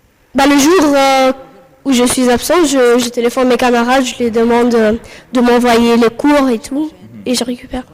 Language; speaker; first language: French; non-native, fluent; Arabic